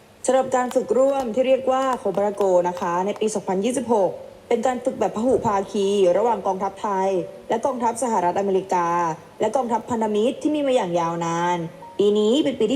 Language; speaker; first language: Thai; native; Thai